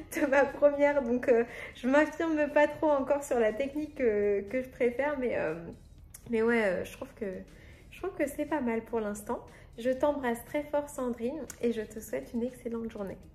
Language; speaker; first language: French; native; French